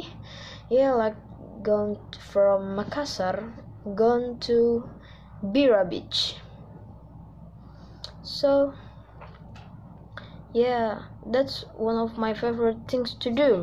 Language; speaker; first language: English; non-native, learner; Indonesian